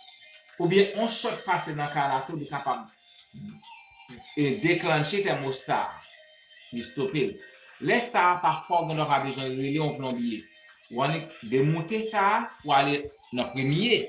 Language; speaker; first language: French; non-native, local second language; Haitian Creole